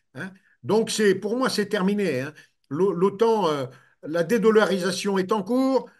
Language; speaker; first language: French; native; French